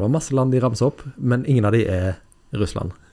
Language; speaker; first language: Norwegian; native; Norwegian